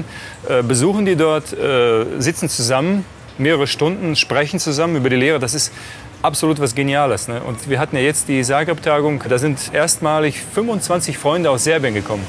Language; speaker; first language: German; early bilingual, other home language; Croatian